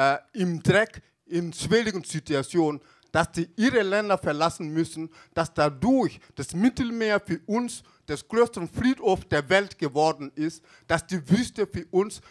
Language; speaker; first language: German; non-native, fluent; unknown